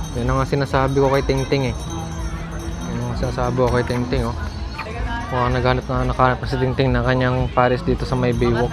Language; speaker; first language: Filipino; native; Filipino